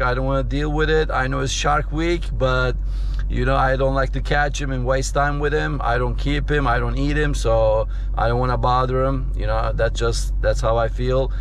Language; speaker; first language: English; native; English